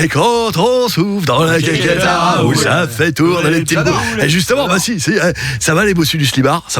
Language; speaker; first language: French; native; French